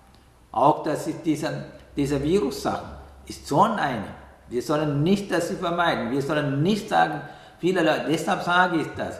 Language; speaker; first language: German; non-native, fluent; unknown